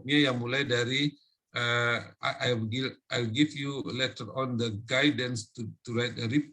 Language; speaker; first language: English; non-native, fluent; Indonesian